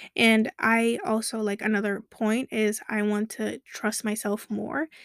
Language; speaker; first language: English; early bilingual, other home language; Kabuverdianu